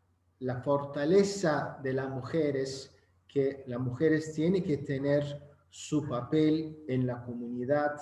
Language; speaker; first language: Spanish; non-native, fluent; Azerbaijani